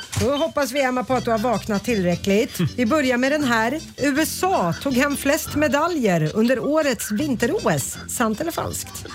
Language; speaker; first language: Swedish; native; Swedish